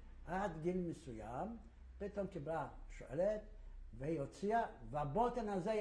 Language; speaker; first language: Hebrew; non-native, fluent; Yiddish